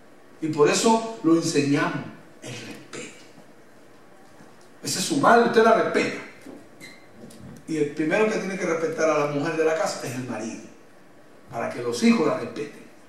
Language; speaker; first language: Spanish; native; Spanish